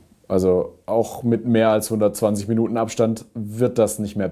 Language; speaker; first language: German; native; German